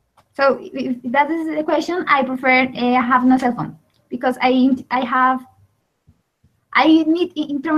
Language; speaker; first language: English; non-native, learner; Spanish